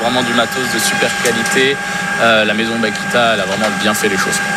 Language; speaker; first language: French; native; French